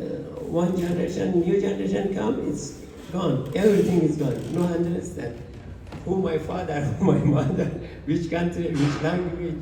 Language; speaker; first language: English; non-native, learner; Persian